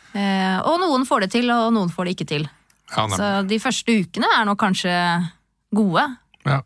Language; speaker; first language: Norwegian; native; Norwegian